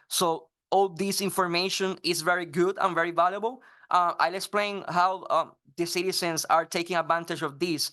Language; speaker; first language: English; non-native, fluent; Spanish